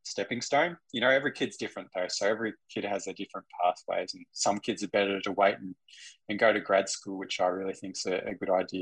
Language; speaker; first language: English; native; English